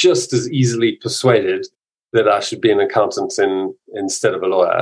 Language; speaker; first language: English; native; English